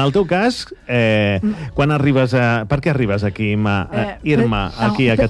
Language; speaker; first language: Catalan; native; Catalan